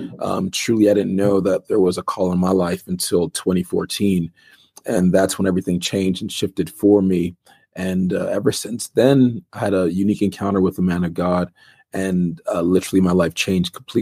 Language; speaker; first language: English; native; English